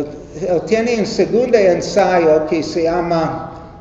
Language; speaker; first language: Spanish; non-native, learner; English